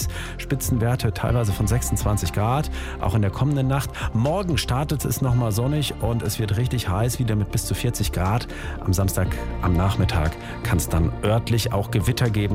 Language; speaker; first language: German; native; German